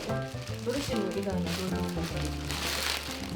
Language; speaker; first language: Japanese; native; Japanese